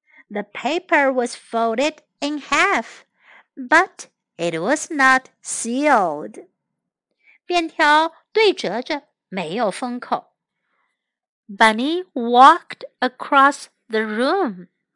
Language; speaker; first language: English; non-native, fluent; Chinese